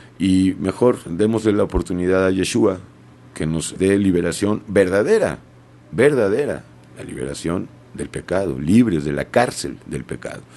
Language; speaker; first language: Spanish; native; Spanish